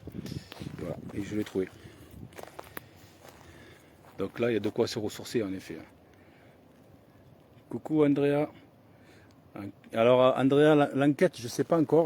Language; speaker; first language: French; native; French